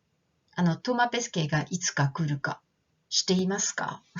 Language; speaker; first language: Japanese; non-native, fluent; French